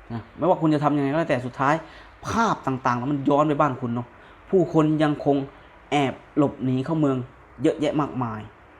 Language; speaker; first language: Thai; native; Thai